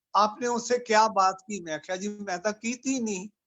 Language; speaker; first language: Hindi; non-native, local second language; Punjabi